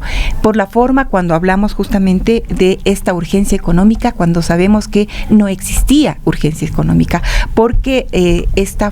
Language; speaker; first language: Spanish; native; Spanish